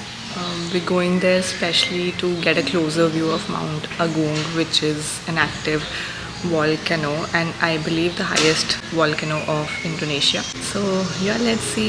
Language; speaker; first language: English; non-native, local second language; Hindi